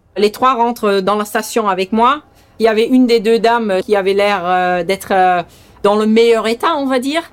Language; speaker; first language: French; early bilingual, other home language; Dutch